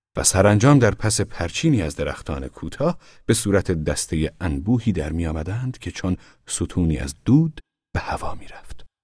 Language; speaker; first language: Persian; native; Persian